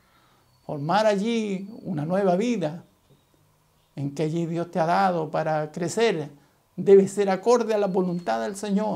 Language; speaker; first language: Spanish; native; Spanish